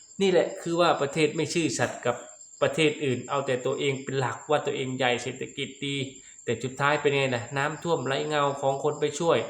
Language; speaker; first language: Thai; non-native, local second language; Lao